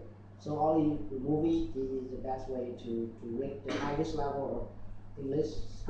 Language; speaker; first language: English; non-native, learner; Vietnamese